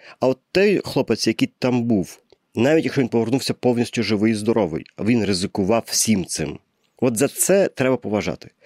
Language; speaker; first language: Ukrainian; non-native, local second language; Russian